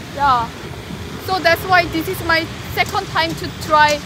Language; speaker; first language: English; non-native, learner; Korean